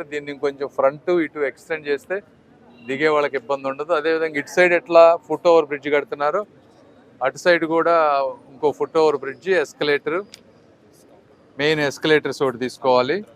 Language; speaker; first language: Telugu; native; Telugu